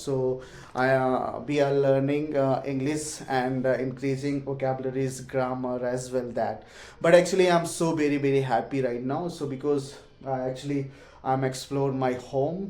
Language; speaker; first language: English; non-native, learner; Hindi